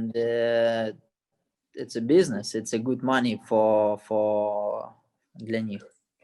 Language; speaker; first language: English; non-native, learner; Russian